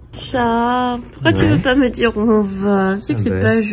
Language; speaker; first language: French; native; French